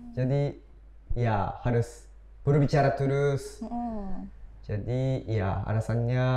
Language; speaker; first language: Indonesian; non-native, learner; Japanese